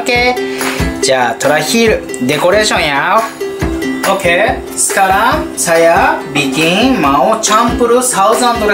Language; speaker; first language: Indonesian; non-native, learner; Japanese